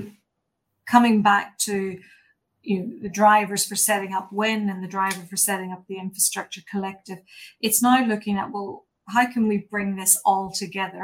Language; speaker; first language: English; native; English